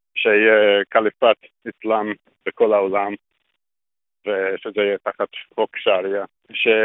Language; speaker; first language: Hebrew; non-native, fluent; English